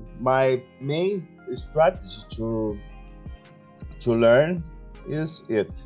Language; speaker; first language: English; non-native, learner; Portuguese